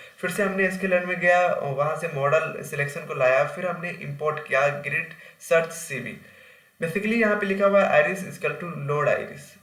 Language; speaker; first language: Hindi; native; Hindi